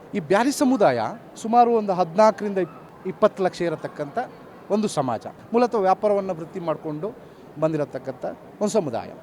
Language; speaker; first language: Kannada; non-native, local second language; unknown